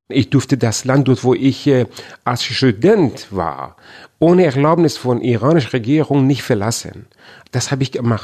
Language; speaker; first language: German; non-native, fluent; Persian